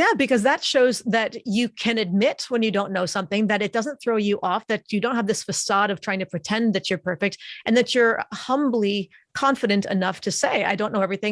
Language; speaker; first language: English; native; English